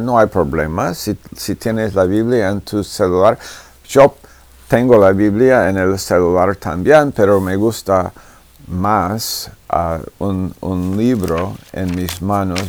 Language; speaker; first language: Spanish; non-native, fluent; English